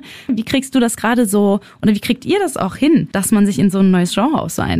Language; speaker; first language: German; native; German